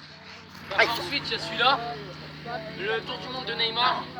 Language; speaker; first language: French; native; French